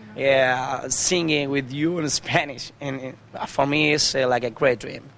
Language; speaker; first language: English; non-native, learner; Spanish